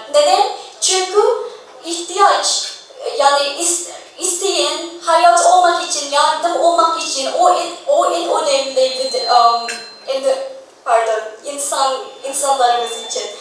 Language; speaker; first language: Turkish; non-native, learner; Indonesian